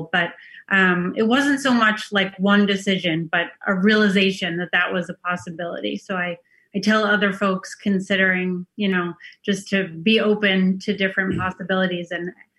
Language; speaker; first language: English; native; English